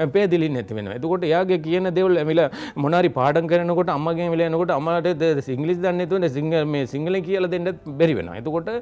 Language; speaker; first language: Sinhala; non-native, local second language; Tamil